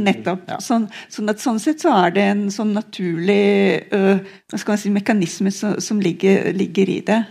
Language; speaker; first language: Norwegian; non-native, fluent; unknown